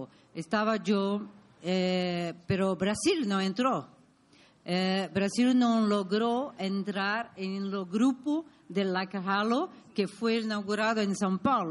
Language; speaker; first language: Spanish; non-native, learner; Portuguese